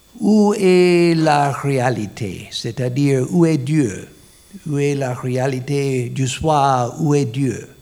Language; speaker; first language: French; non-native, fluent; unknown